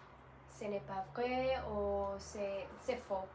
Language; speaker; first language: French; non-native, learner; Spanish